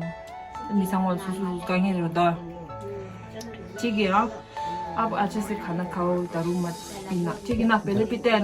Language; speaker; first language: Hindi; non-native, local second language; Tibetan